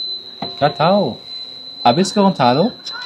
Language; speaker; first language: Indonesian; non-native, learner; German